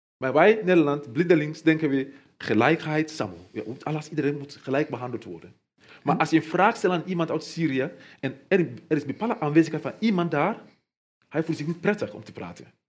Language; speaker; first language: Dutch; non-native, fluent; Mandingo